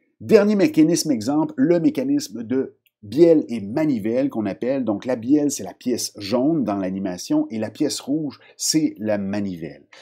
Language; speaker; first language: French; native; French